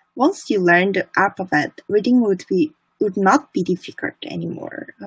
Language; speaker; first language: English; non-native, fluent; Korean